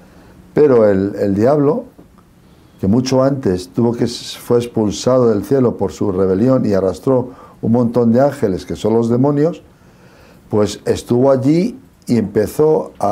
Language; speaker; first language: Spanish; native; Spanish